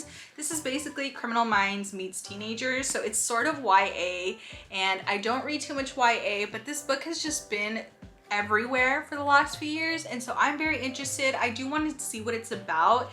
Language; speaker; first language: English; native; English